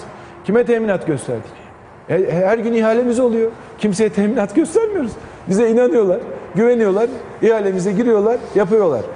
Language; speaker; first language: Turkish; native; Turkish